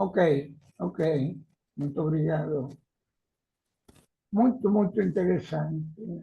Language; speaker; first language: Portuguese; non-native, learner; Spanish